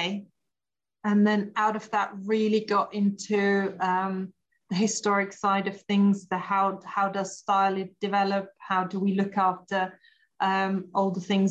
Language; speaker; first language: English; non-native, fluent; German